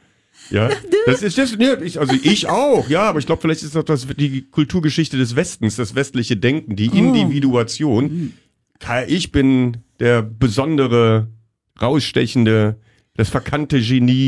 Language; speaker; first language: German; native; German